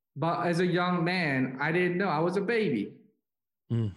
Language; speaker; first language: English; non-native, fluent; Korean